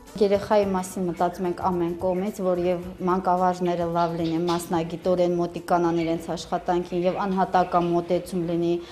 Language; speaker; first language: Armenian; native; Armenian